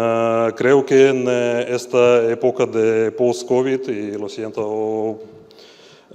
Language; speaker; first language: Spanish; non-native, fluent; Ukrainian